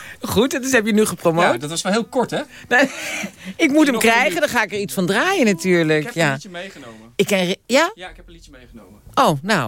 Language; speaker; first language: Dutch; native; Dutch